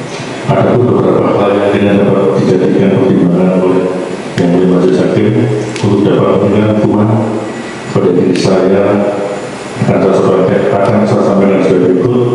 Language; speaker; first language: Indonesian; non-native, local second language; Javanese